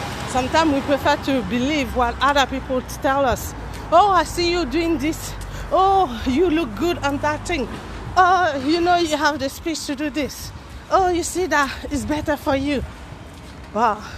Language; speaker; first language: English; non-native, fluent; Haitian Creole